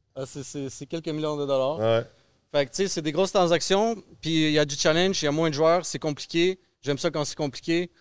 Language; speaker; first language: French; early bilingual, other home language; Russian